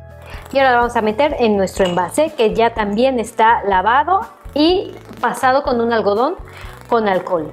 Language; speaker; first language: Spanish; native; Spanish